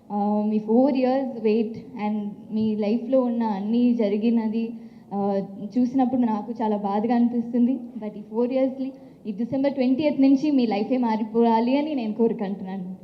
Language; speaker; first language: Telugu; non-native, local second language; Tamil